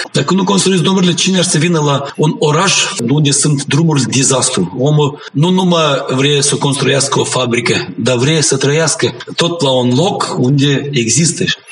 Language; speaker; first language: Romanian; non-native, local second language; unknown